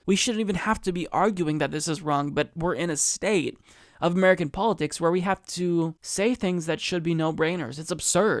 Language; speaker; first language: English; native; English